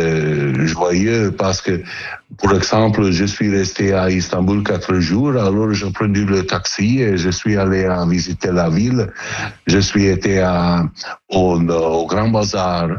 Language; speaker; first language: French; non-native, learner; Italian